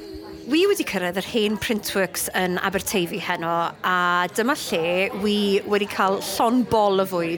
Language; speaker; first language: Welsh; native; Welsh